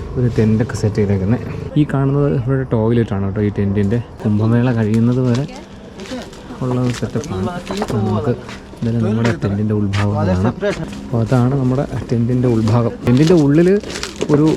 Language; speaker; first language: Malayalam; native; Malayalam